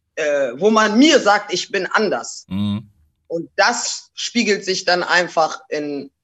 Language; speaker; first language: German; early bilingual, other home language; Portuguese